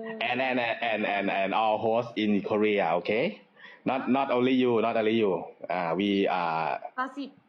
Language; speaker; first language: English; non-native, learner; Thai